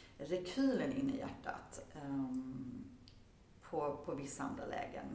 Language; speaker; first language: Swedish; early bilingual, heritage; Swedish